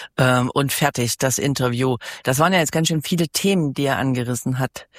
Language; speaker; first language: German; native; German